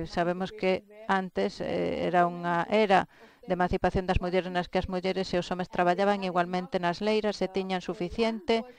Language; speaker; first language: Galician; non-native, fluent; Filipino